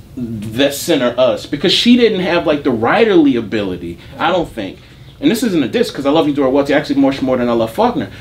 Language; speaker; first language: English; native; English